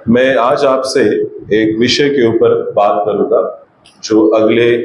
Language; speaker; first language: Hindi; non-native, local second language; Marathi